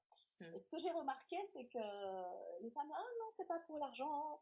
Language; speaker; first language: French; native; French